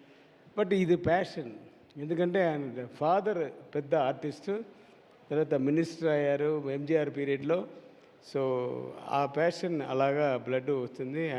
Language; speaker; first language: Telugu; non-native, learner; Tamil